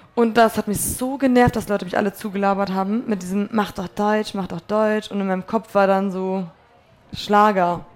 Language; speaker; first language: German; early bilingual, other home language; Polish